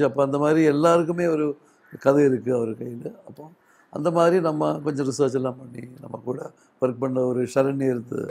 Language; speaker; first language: Tamil; non-native, learner; Malayalam